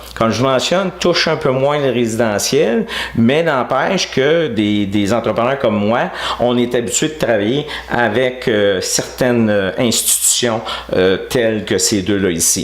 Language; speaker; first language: French; native; French